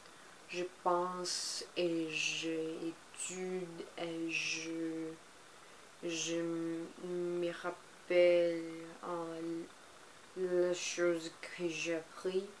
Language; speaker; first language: French; non-native, learner; Portuguese